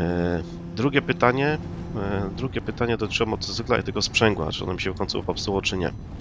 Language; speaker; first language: Polish; native; Polish